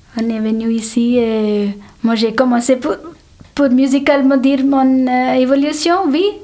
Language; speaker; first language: French; non-native, fluent; Telugu